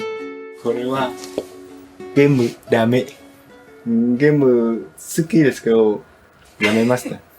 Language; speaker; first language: Japanese; non-native, learner; Vietnamese